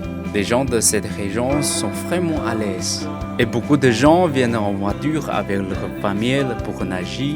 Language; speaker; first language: French; non-native, learner; Chinese